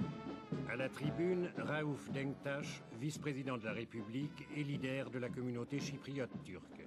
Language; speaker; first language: French; native; French